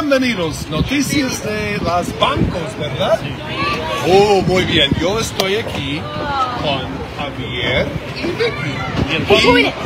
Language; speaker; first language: Spanish; non-native, learner; English